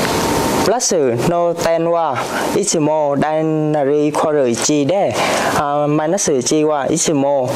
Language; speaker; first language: Japanese; non-native, learner; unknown